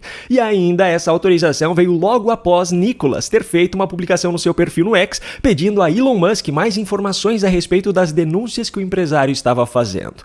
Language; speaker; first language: Portuguese; native; Portuguese